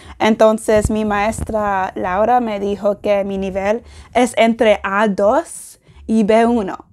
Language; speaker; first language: Spanish; non-native, learner; English